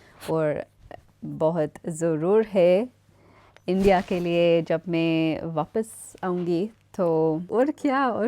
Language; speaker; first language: Hindi; non-native, learner; English